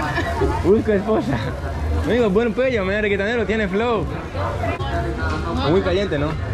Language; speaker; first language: Spanish; non-native, learner; Greek